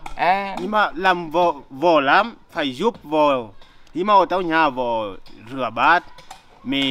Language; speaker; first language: Vietnamese; non-native, learner; Portuguese